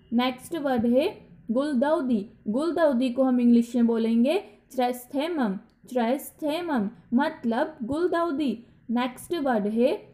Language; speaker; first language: Hindi; native; Hindi